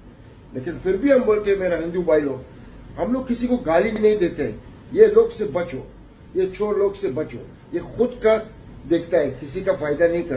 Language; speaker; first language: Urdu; non-native, learner; Arabic